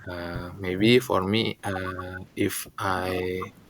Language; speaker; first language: English; non-native, learner; Indonesian